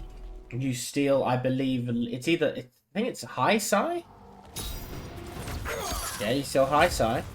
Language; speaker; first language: English; native; English